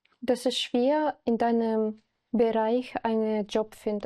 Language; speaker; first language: German; non-native, learner; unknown